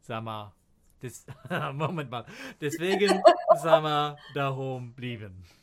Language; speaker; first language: German; non-native, fluent; English